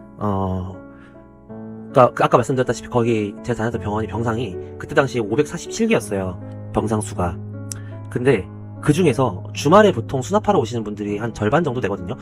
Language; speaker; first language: Korean; native; Korean